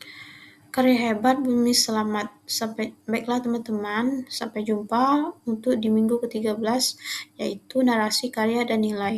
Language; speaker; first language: Indonesian; native; Indonesian